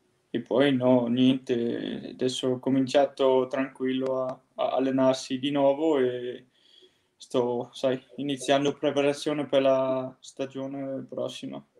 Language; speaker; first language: Italian; non-native, fluent; Danish